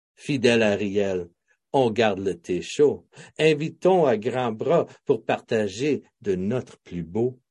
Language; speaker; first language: French; native; French